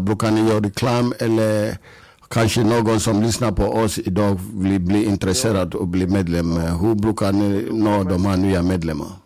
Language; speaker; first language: Swedish; non-native, fluent; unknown